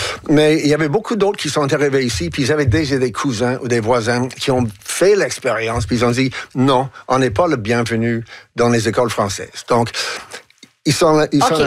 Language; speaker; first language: French; non-native, local second language; English